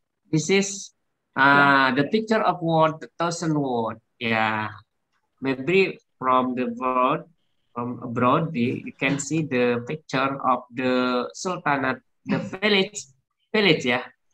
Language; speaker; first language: English; non-native, learner; Indonesian